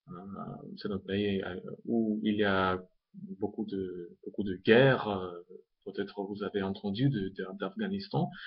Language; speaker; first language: French; non-native, fluent; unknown